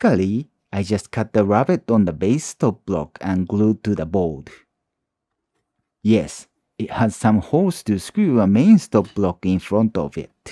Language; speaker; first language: English; non-native, fluent; Japanese